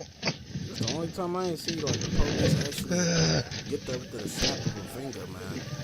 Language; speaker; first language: English; native; English